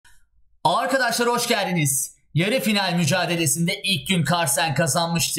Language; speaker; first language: Turkish; native; Turkish